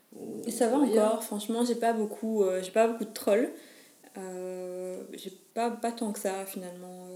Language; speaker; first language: French; native; French